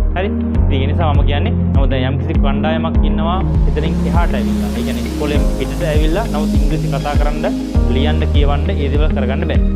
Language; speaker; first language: Sinhala; native; Sinhala